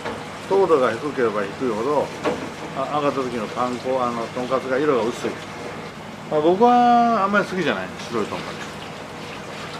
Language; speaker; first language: Japanese; native; Japanese